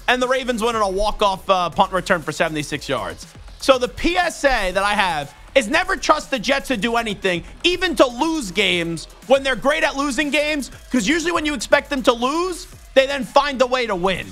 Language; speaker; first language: English; native; English